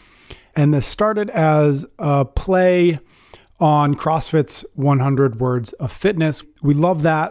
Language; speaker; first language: English; native; English